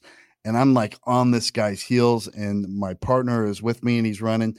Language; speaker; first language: English; native; English